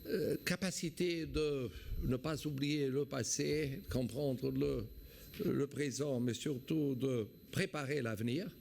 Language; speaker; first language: French; non-native, fluent; Portuguese